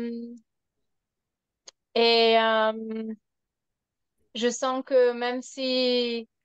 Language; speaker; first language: French; non-native, fluent; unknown